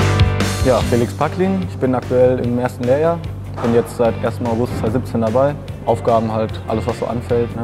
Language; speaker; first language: German; native; German